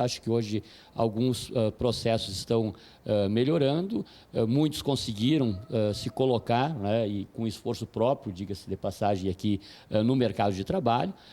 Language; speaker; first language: Portuguese; native; Portuguese